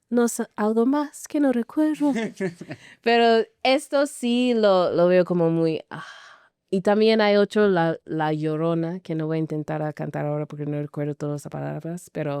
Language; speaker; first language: Spanish; non-native, fluent; English